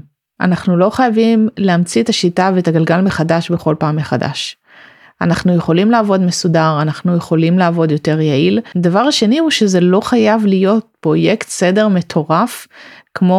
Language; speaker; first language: Hebrew; native; Hebrew